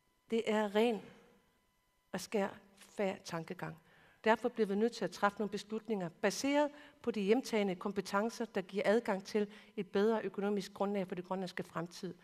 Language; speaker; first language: Danish; non-native, local second language; Kalaallisut